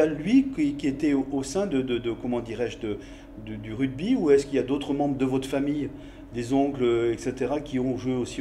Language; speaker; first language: French; native; French